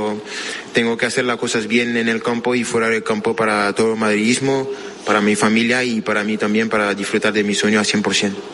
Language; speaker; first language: Spanish; non-native, fluent; French